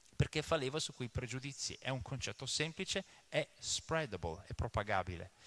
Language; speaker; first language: Italian; early bilingual, other home language; English